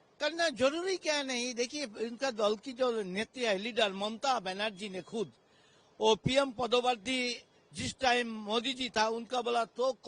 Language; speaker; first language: Hindi; non-native, local second language; Bangla